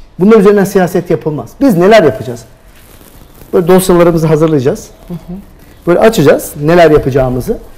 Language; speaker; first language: Turkish; native; Turkish